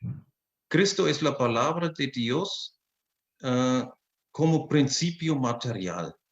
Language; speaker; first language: Spanish; non-native, fluent; German